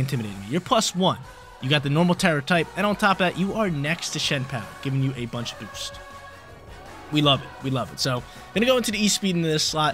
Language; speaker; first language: English; native; English